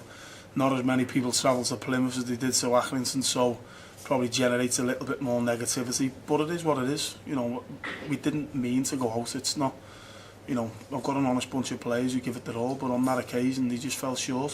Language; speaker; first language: English; native; English